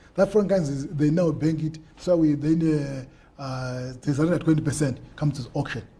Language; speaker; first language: English; non-native, local second language; Shona